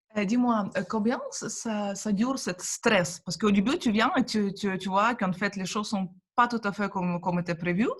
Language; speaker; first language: French; non-native, fluent; Russian